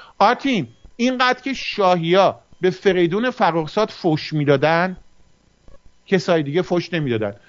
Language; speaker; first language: Persian; early bilingual, heritage; Persian